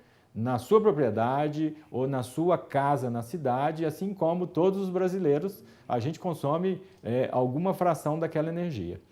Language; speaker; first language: Portuguese; native; Portuguese